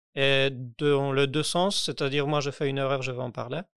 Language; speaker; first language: French; non-native, fluent; Polish